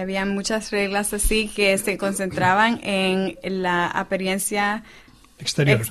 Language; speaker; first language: Spanish; non-native, fluent; English